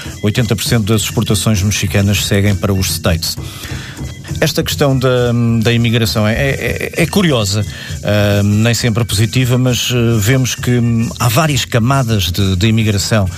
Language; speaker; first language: Portuguese; native; Portuguese